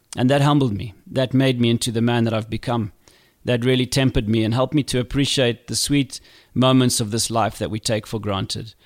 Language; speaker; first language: English; native; English